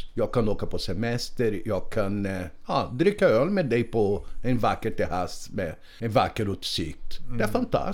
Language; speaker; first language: Swedish; non-native, fluent; Portuguese